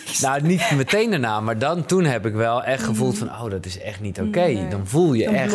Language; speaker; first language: Dutch; native; Dutch